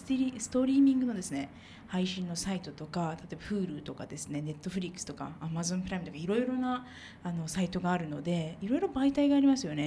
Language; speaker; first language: Japanese; native; Japanese